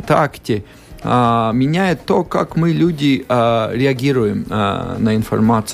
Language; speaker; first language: Russian; non-native, local second language; Latvian